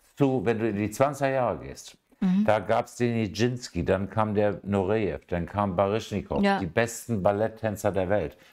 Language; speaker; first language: German; native; German